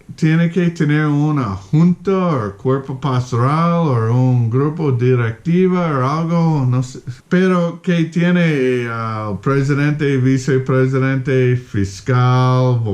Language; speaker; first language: Spanish; non-native, fluent; English